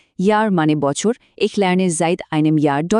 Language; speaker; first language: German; non-native, fluent; Bangla